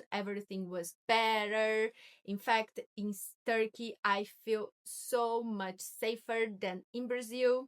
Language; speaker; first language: English; non-native, learner; Portuguese